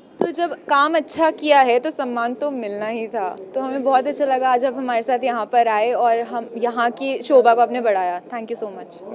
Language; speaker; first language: Hindi; native; Hindi